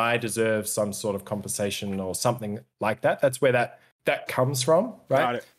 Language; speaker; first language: English; native; English